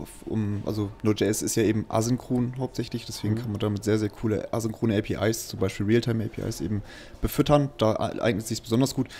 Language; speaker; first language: German; native; German